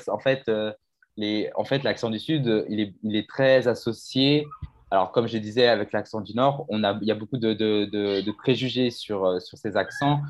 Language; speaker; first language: French; native; French